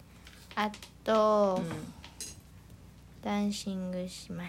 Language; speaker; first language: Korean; non-native, learner; Japanese